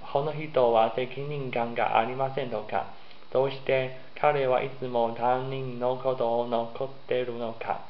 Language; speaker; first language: Japanese; non-native, learner; Chinese